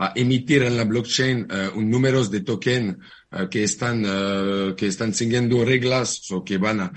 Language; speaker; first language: Spanish; non-native, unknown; French